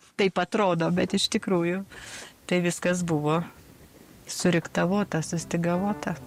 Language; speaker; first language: Lithuanian; native; Lithuanian